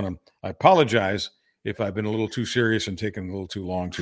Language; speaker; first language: English; native; English